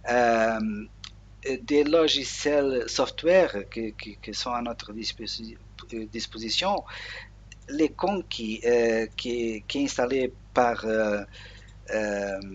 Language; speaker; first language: French; non-native, learner; Portuguese